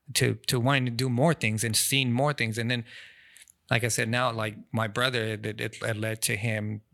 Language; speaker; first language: English; non-native, fluent; Spanish